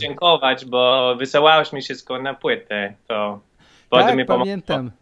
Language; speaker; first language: Polish; non-native, learner; English